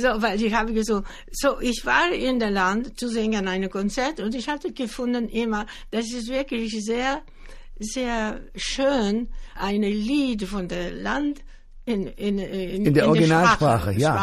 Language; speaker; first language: German; non-native, learner; Greek